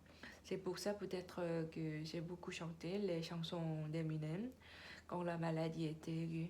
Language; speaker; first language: French; non-native, learner; Korean